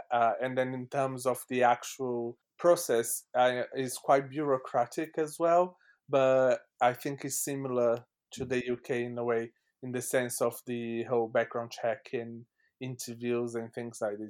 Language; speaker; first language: English; non-native, fluent; Portuguese